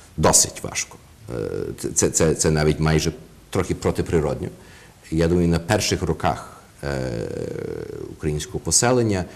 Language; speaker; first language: Ukrainian; early bilingual, heritage; Ukrainian